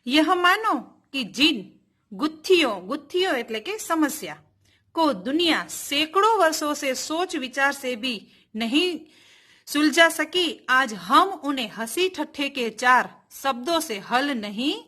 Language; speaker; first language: Hindi; non-native, local second language; Gujarati